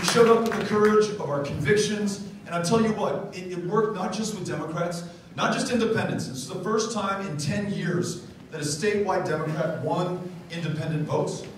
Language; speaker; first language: English; native; English